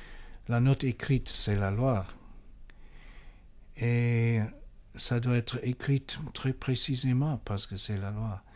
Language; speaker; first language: French; non-native, fluent; English